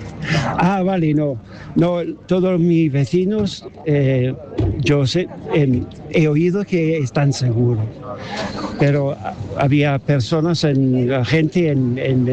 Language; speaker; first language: Spanish; non-native, learner; English